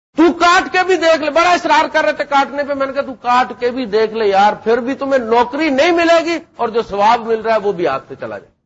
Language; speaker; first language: Urdu; non-native, local second language; Punjabi